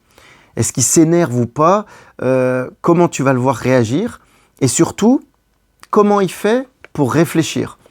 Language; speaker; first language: French; native; French